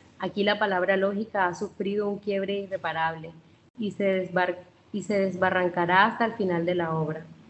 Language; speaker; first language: Spanish; non-native, local second language; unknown